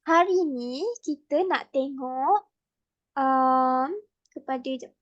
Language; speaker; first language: Malay; native; Malay